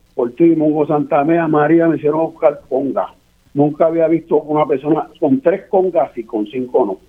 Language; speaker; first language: Spanish; native; Spanish